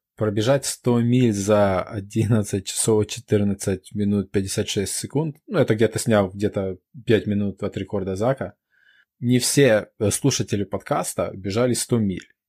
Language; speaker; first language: Russian; non-native, local second language; Ukrainian